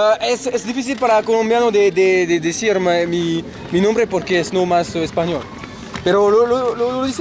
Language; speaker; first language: Spanish; non-native, learner; French